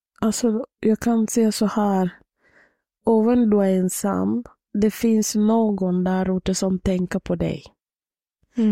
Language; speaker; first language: Swedish; non-native, fluent; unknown